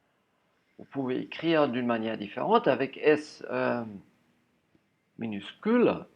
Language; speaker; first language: French; non-native, fluent; German